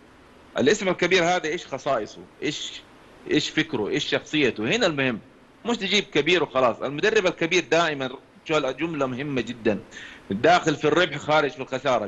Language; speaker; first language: Arabic; native; Arabic